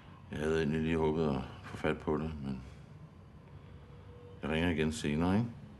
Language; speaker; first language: Danish; native; Danish